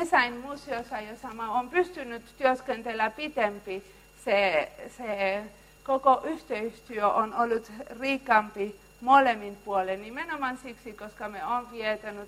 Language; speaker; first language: Finnish; non-native, learner; Spanish